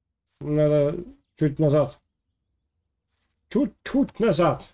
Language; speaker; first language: Russian; native; Russian